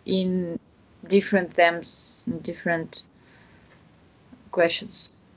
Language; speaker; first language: English; non-native, learner; Bashkir